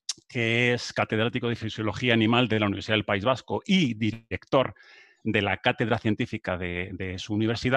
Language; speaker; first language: Spanish; native; Spanish